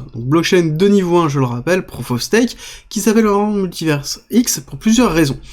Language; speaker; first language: French; native; French